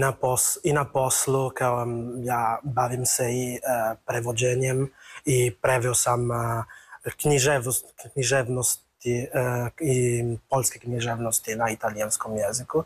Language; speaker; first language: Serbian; non-native, learner; Italian